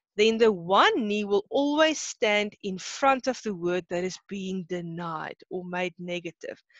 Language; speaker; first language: English; non-native, local second language; Afrikaans